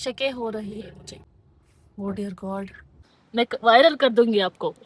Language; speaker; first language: Hindi; non-native, local second language; Kannada